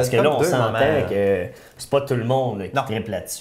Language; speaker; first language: French; native; French